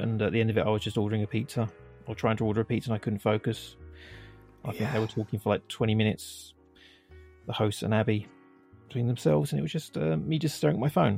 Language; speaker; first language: English; native; English